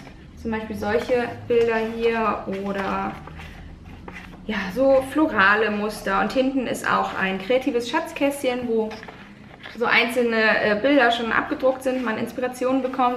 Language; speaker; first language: German; native; German